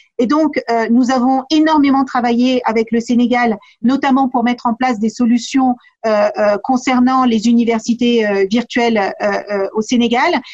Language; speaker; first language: French; early bilingual, other home language; Kabuverdianu